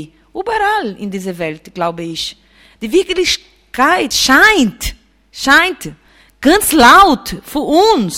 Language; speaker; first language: German; non-native, fluent; Portuguese